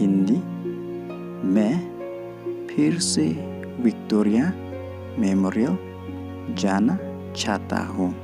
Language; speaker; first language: Hindi; non-native, local second language; Khasi